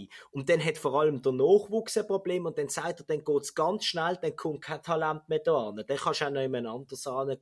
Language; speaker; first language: German; native; German